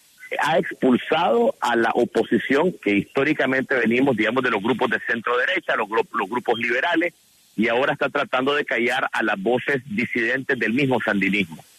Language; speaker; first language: Spanish; native; Spanish